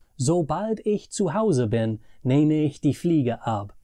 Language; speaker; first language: German; non-native, fluent; English